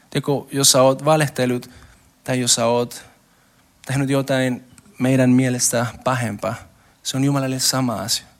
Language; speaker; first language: Finnish; non-native, learner; Spanish